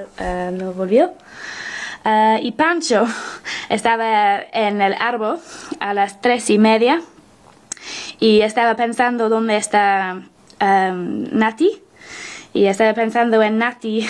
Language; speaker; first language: Spanish; non-native, learner; English